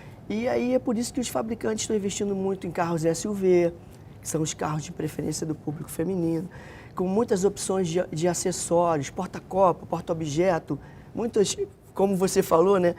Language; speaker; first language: Portuguese; native; Portuguese